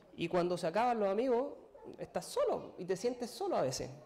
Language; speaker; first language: Spanish; native; Spanish